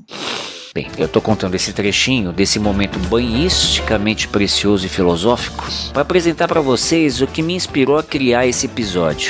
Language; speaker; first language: Portuguese; native; Portuguese